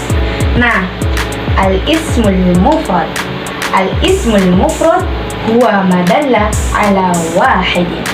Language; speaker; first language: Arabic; non-native, learner; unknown